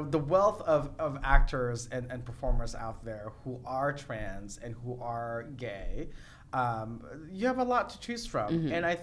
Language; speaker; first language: English; non-native, local second language; Filipino